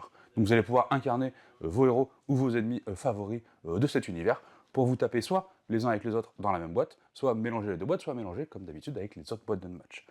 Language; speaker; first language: French; native; French